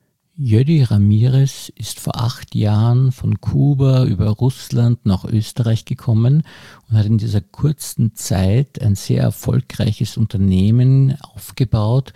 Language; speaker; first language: German; native; German